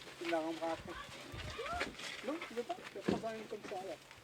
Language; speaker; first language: French; native; French